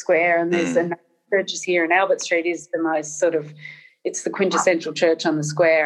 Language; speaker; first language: English; native; English